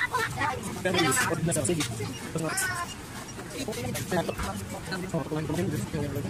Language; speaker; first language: Filipino; non-native, local second language; Cebuano